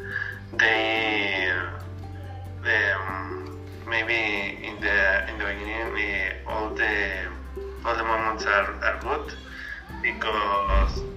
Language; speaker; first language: English; non-native, learner; Spanish